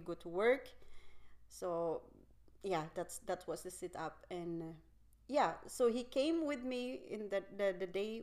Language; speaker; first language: English; non-native, local second language; Filipino